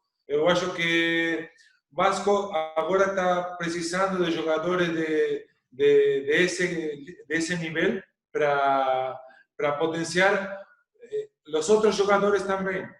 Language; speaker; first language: Portuguese; non-native, learner; Spanish